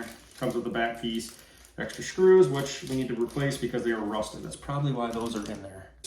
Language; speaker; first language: English; native; English